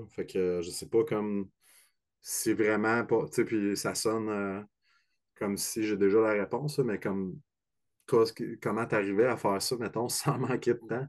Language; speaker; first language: French; native; French